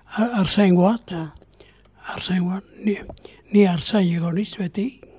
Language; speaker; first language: Basque; native; Basque